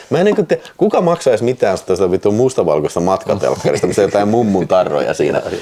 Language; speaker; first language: Finnish; native; Finnish